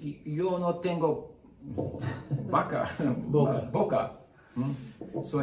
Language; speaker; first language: Spanish; non-native, learner; English